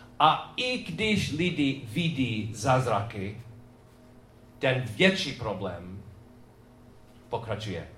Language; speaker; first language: Czech; non-native, fluent; English